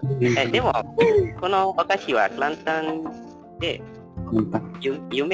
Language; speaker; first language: Japanese; non-native, learner; Malay